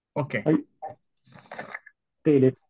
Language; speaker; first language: Japanese; non-native, learner; Indonesian